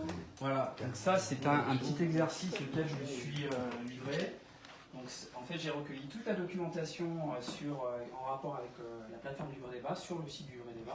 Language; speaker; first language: French; native; French